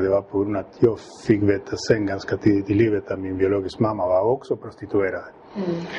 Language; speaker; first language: Swedish; non-native, fluent; Spanish